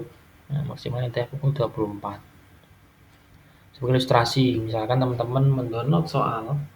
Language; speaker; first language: Indonesian; native; Indonesian